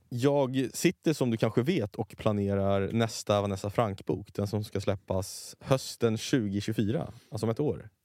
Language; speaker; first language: Swedish; native; Swedish